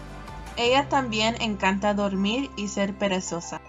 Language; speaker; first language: Spanish; non-native, learner; English